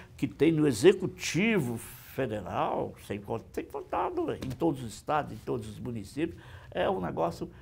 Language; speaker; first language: Portuguese; native; Portuguese